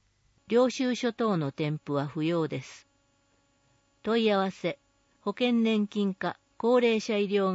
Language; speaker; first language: Japanese; native; Japanese